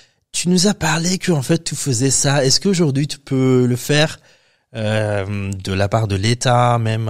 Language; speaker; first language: French; non-native, fluent; Persian